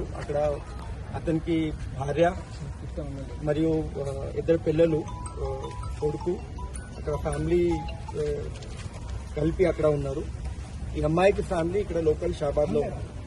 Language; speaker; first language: Telugu; non-native, learner; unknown